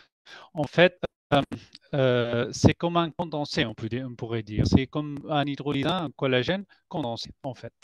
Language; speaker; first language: French; non-native, fluent; Spanish